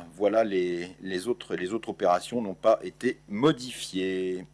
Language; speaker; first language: French; native; French